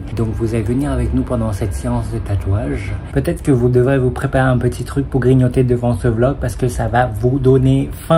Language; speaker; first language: French; early bilingual, other home language; Vietnamese